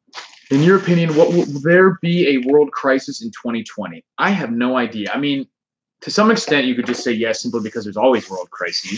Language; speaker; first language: English; native; English